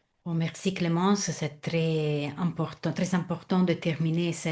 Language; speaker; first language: French; non-native, fluent; Italian